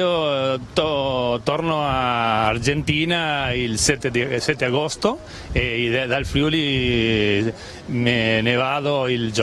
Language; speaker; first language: Italian; non-native, fluent; Spanish